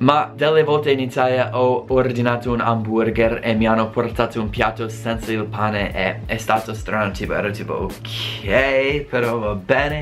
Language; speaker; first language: Italian; non-native, fluent; English